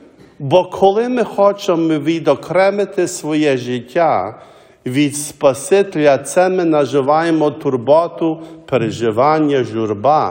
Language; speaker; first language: Ukrainian; early bilingual, heritage; Ukrainian